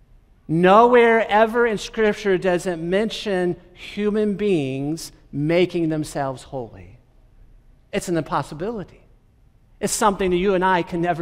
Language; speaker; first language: English; native; English